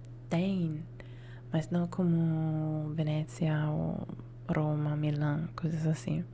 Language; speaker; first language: Portuguese; non-native, learner; Italian